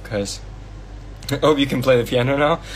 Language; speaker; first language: English; non-native, fluent; Thai